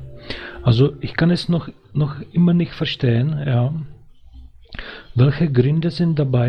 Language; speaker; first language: German; non-native, fluent; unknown